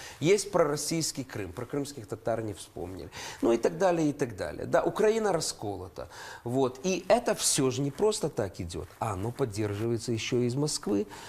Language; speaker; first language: Russian; non-native, local second language; Ukrainian